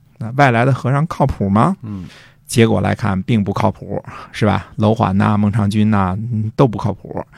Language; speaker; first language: Chinese; native; Chinese